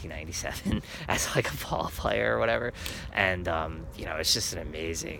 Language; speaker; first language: English; native; English